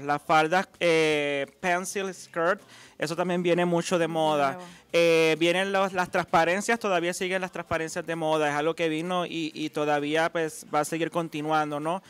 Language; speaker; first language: Spanish; native; Spanish